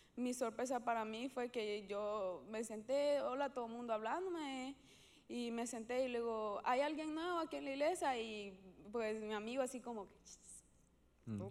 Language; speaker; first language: Spanish; native; Spanish